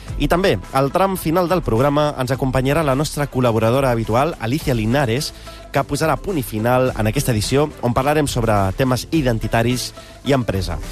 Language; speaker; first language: Catalan; early bilingual, other home language; Arabic